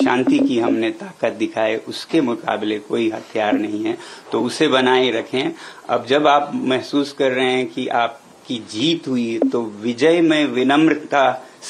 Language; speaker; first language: Hindi; native; Hindi